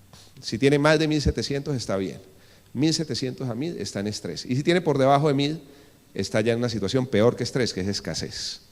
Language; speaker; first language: Spanish; native; Spanish